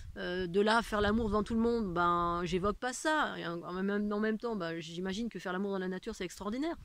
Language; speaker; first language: French; native; French